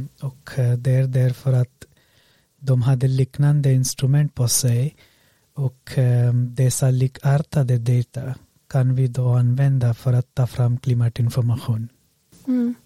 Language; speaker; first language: Swedish; non-native, fluent; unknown